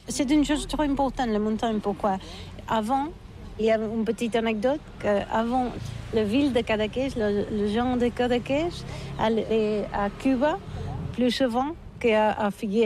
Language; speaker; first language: French; non-native, learner; Catalan